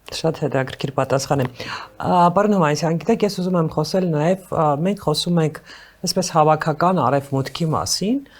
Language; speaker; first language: Armenian; native; Armenian